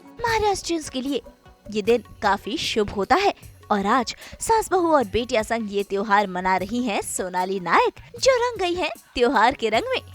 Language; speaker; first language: Hindi; native; Hindi